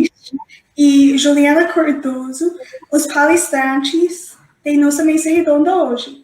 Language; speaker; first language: Portuguese; non-native, fluent; English